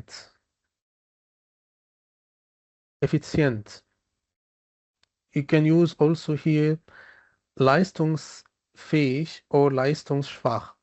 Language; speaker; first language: German; non-native, fluent; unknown